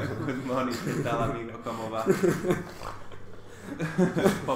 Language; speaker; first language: Spanish; non-native, fluent; English